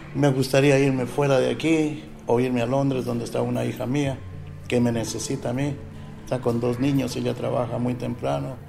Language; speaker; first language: Spanish; native; Spanish